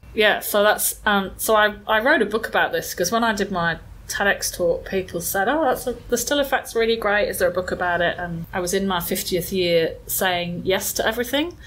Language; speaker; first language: English; native; English